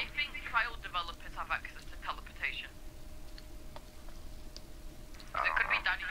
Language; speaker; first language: English; native; English